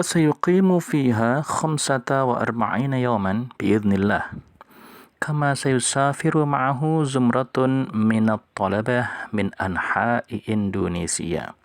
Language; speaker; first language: Arabic; non-native, fluent; Indonesian